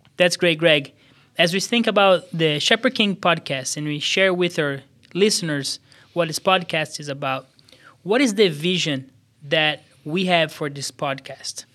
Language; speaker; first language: English; non-native, fluent; Portuguese